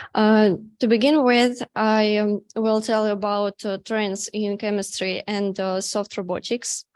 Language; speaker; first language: English; non-native, learner; Russian